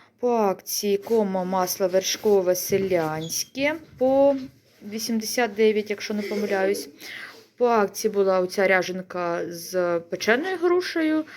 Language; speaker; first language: Ukrainian; non-native, local second language; Russian